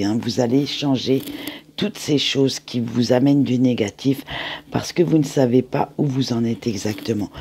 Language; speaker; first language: French; native; French